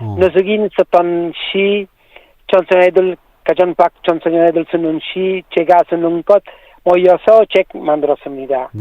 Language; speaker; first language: Korean; non-native, learner; Italian